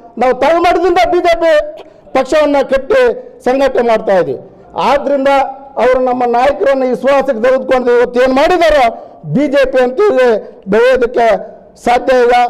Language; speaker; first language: Kannada; native; Kannada